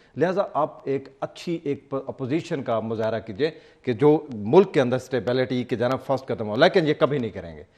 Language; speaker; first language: Urdu; non-native, local second language; Saraiki